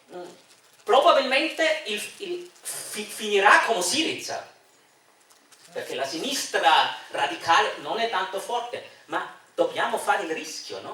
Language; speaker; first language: Italian; non-native, fluent; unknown